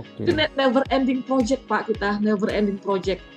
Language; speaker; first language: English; non-native, fluent; Indonesian